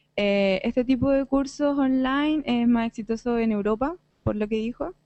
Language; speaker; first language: Spanish; native; Spanish